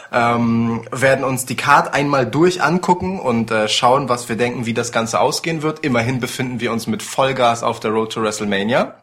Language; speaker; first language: German; early bilingual, other home language; Polish